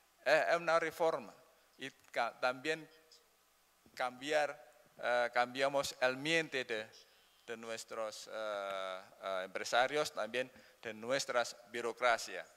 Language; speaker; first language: Spanish; non-native, learner; Indonesian